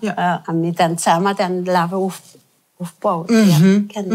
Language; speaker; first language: German; non-native, fluent; Tibetan